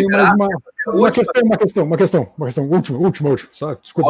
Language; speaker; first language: Portuguese; native; Portuguese